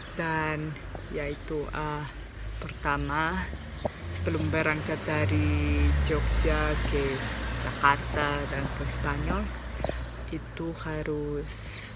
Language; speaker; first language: Indonesian; non-native, fluent; Spanish